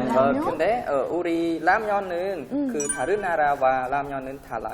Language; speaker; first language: Korean; non-native, learner; Khmer